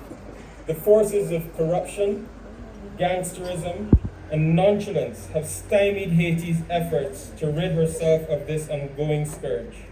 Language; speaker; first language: English; native; English